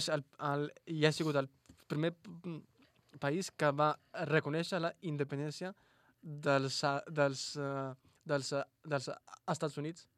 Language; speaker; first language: Catalan; non-native, fluent; Arabic